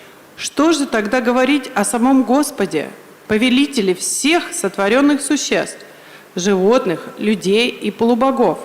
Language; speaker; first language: Russian; native; Russian